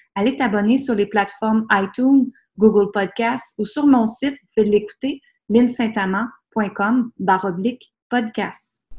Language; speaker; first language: French; native; French